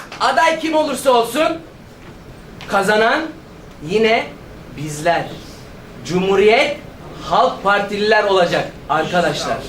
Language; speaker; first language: Turkish; native; Turkish